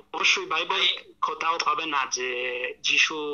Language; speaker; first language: Bangla; non-native, fluent; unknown